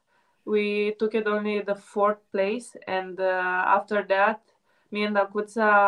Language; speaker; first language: English; non-native, fluent; Romanian